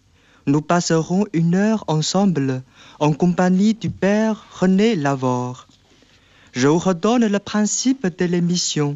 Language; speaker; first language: French; non-native, fluent; Chinese